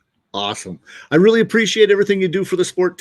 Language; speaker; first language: English; native; English